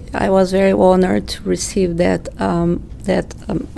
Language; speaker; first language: English; non-native, fluent; Portuguese